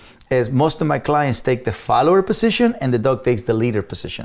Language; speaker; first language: English; non-native, fluent; Spanish